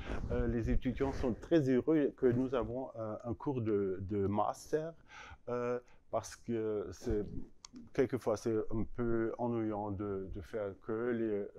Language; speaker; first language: French; non-native, learner; German